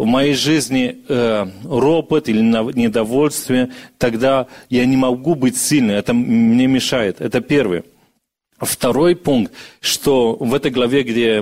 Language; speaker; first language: Russian; early bilingual, other home language; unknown